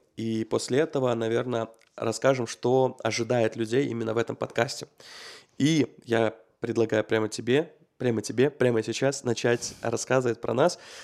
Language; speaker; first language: Russian; native; Russian